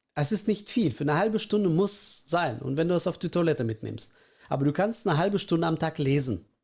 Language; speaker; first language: German; early bilingual, other home language; Russian